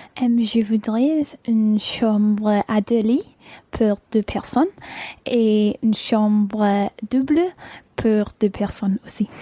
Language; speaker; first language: French; non-native, learner; English